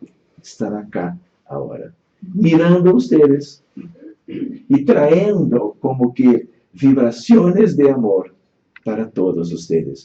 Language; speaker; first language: Spanish; non-native, fluent; Portuguese